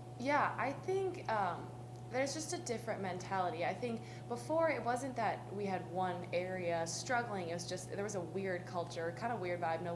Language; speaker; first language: English; native; English